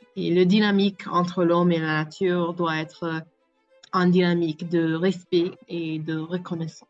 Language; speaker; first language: French; non-native, learner; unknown